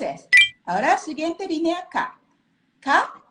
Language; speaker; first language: Spanish; non-native, learner; Japanese